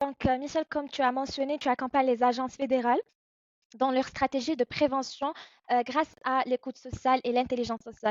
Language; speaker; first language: French; native; French